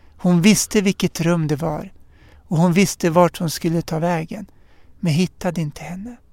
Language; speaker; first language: Swedish; early bilingual, other home language; Arabic